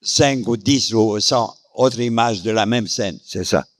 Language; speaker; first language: French; non-native, fluent; Romanian